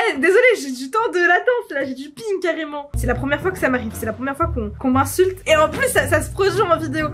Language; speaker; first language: French; native; French